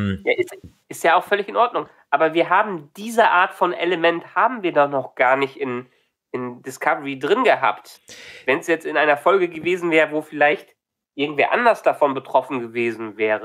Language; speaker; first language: German; native; German